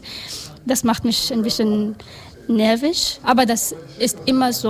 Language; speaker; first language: German; non-native, learner; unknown